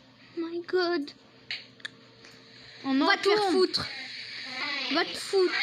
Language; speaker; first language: French; native; French